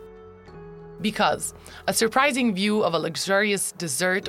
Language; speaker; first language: English; non-native, fluent; Italian